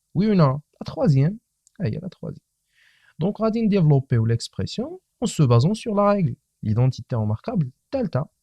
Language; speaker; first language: French; non-native, local second language; Arabic